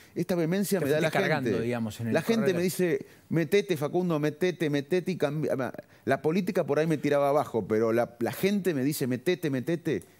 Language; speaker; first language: Spanish; native; Spanish